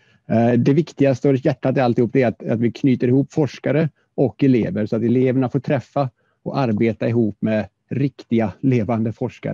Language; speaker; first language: Swedish; native; Swedish